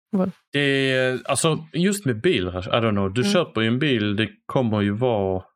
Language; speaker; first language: Swedish; native; Swedish